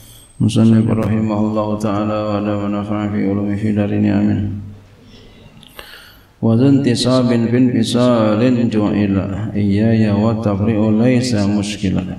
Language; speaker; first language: Arabic; non-native, fluent; Indonesian